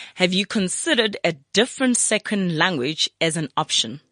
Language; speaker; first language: English; non-native, local second language; Zulu